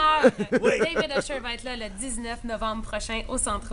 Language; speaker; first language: French; native; French